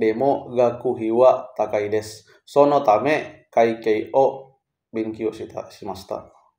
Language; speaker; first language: Japanese; non-native, learner; Indonesian